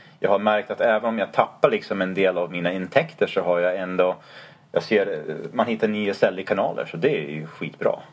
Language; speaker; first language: Swedish; non-native, fluent; English